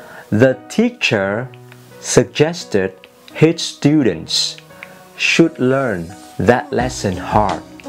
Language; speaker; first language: English; non-native, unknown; Vietnamese